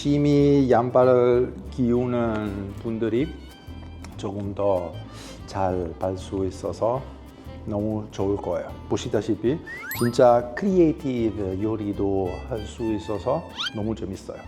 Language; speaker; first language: Korean; non-native, fluent; Italian